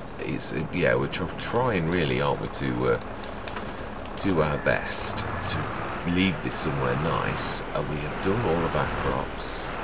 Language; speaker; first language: English; native; English